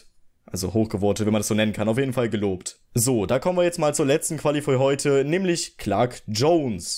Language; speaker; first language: German; native; German